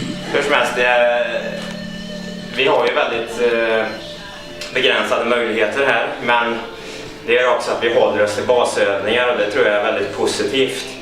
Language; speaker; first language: Swedish; native; Swedish